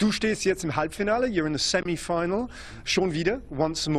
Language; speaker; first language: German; non-native, fluent; English